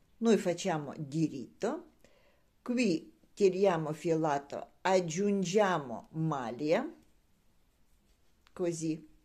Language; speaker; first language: Italian; non-native, learner; Russian